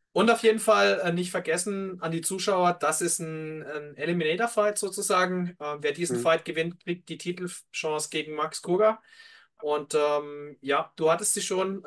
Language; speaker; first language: German; native; German